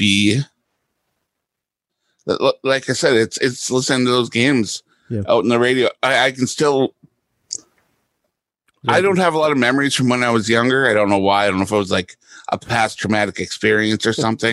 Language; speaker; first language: English; native; English